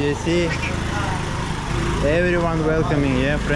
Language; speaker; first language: English; non-native, learner; Russian